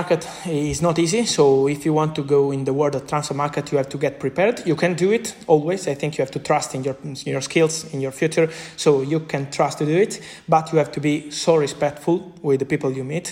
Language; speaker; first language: English; non-native, fluent; Italian